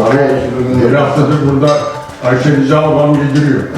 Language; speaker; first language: Turkish; native; Turkish